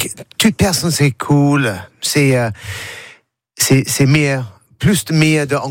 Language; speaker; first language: French; non-native, learner; English